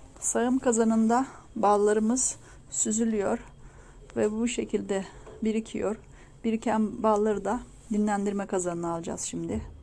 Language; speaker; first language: Turkish; native; Turkish